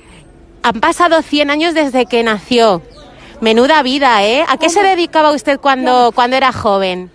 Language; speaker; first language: Spanish; native; Spanish